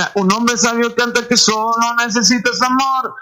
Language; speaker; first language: Spanish; early bilingual, heritage; Spanish